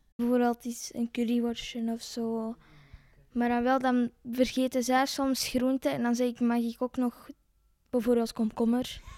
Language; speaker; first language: Dutch; native; Dutch